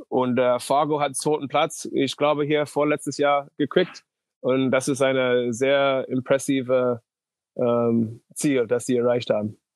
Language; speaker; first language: German; non-native, fluent; English